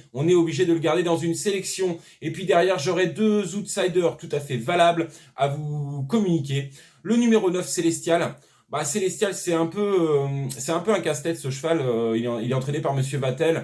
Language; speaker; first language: French; native; French